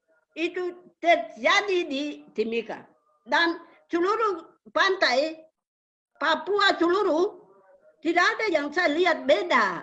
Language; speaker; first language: Indonesian; non-native, local second language; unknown